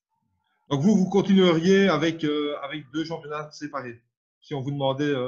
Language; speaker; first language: French; native; French